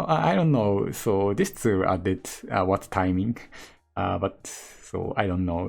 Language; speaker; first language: English; non-native, learner; Japanese